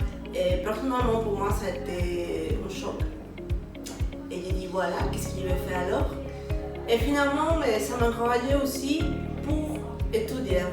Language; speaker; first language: French; non-native, learner; Spanish